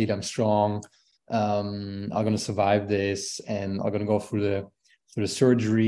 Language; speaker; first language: English; non-native, fluent; German